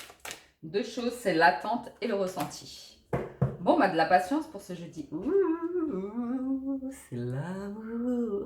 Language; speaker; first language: French; native; French